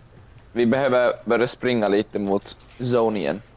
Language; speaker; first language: Swedish; non-native, local second language; Finnish